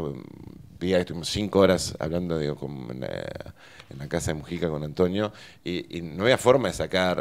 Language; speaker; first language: Spanish; native; Spanish